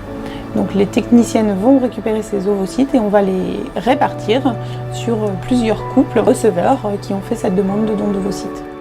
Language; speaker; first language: French; native; French